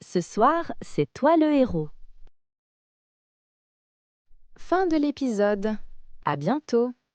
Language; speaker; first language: French; non-native, local second language; Arabic